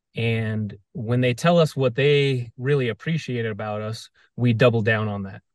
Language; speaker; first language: English; native; English